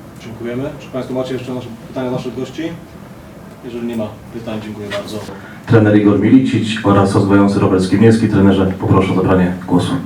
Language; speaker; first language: Polish; native; Polish